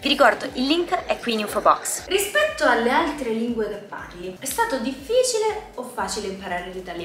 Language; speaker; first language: Italian; native; Italian